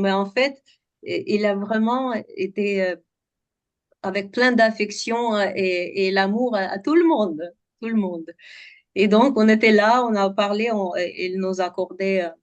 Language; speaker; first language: French; non-native, fluent; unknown